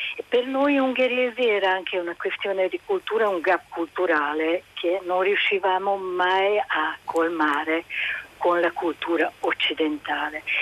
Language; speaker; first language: Italian; non-native, fluent; Hungarian